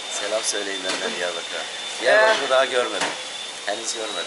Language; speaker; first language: Turkish; native; Turkish